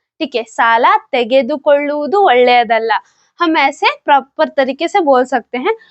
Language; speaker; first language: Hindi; non-native, local second language; Kannada